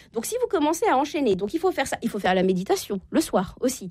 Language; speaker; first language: French; native; French